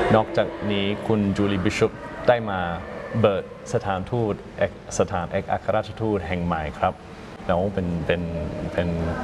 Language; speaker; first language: Thai; non-native, fluent; English